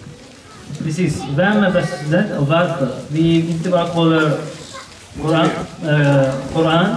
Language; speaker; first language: Swedish; non-native, learner; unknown